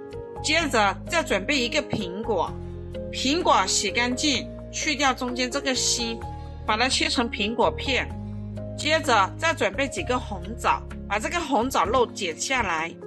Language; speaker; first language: Chinese; native; Chinese